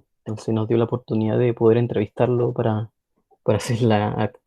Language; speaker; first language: Spanish; native; Spanish